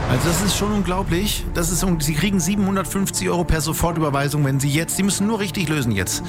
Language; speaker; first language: German; native; German